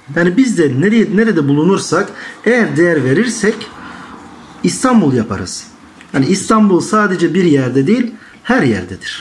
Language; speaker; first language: Turkish; early bilingual, heritage; Turkish